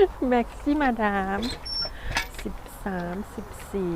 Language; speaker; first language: French; non-native, learner; Thai